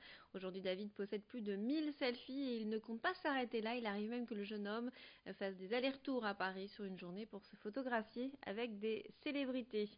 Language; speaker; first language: French; native; French